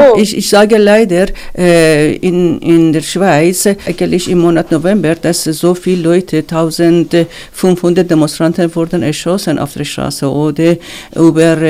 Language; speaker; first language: German; non-native, learner; Persian